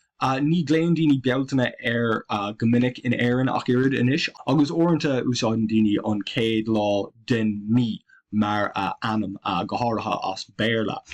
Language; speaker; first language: Irish; non-native, local second language; English